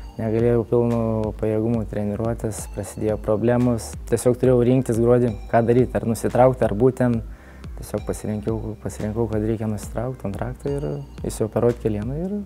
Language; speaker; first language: Lithuanian; native; Lithuanian